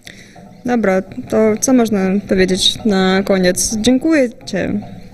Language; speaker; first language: Polish; non-native, fluent; Russian